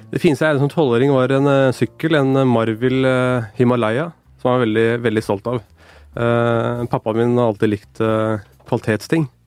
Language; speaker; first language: Norwegian; early bilingual, other home language; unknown